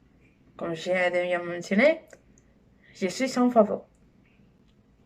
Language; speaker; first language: French; non-native, learner; Spanish